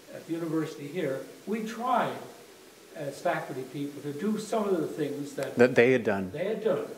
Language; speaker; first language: English; native; English